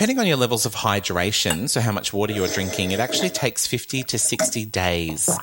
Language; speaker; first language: English; native; English